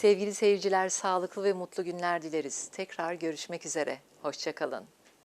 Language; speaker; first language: Turkish; native; Turkish